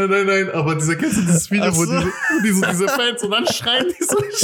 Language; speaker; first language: German; native; German